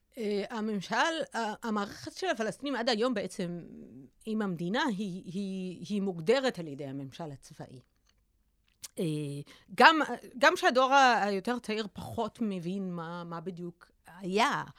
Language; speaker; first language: Hebrew; non-native, local second language; Arabic